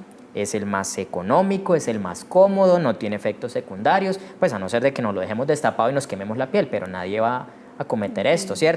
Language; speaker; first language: Spanish; native; Spanish